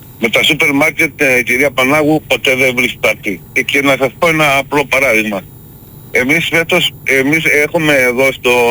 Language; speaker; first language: Greek; native; Greek